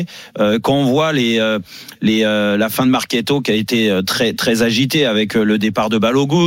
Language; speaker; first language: French; native; French